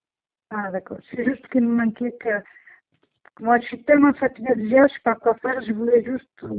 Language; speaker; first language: French; non-native, learner; Portuguese